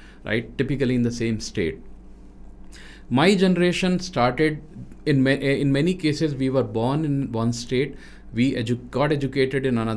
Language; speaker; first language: English; non-native, local second language; Hindi